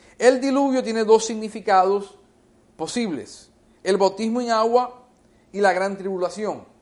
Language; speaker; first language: Spanish; early bilingual, heritage; Spanish